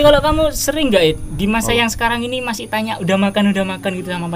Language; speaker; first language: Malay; non-native, local second language; Javanese